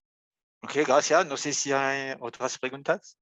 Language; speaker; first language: Spanish; non-native, learner; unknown